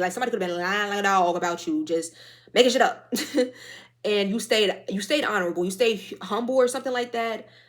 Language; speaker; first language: English; native; English